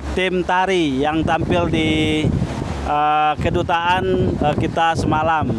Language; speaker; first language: Indonesian; non-native, local second language; Minangkabau